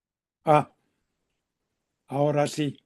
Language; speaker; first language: Spanish; non-native, learner; French